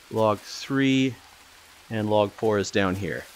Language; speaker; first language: English; native; English